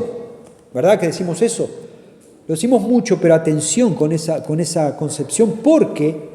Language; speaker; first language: Spanish; native; Spanish